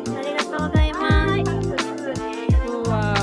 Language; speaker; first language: Japanese; non-native, learner; Korean